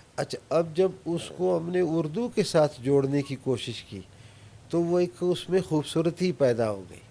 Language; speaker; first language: Urdu; non-native, local second language; Brahui